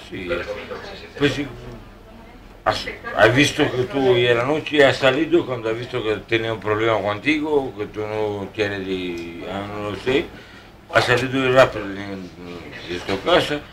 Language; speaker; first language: Spanish; non-native, learner; Romanian